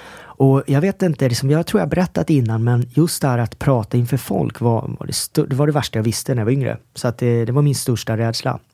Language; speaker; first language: Swedish; early bilingual, other home language; Korean